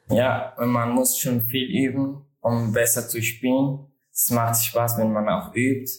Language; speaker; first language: German; non-native, learner; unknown